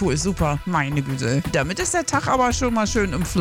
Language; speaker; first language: German; native; German